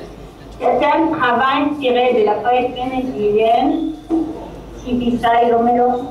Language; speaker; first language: French; non-native, local second language; Arabic